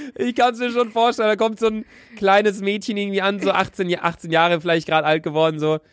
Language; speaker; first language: German; native; German